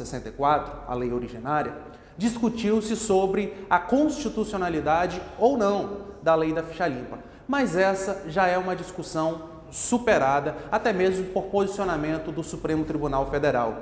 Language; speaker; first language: Portuguese; native; Portuguese